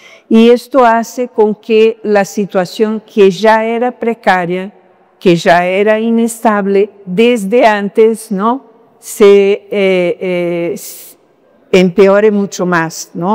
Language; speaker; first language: Spanish; non-native, fluent; Portuguese